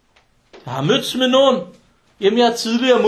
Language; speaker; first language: Danish; early bilingual, other home language; Arabic